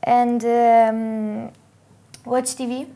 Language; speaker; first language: English; non-native, learner; Italian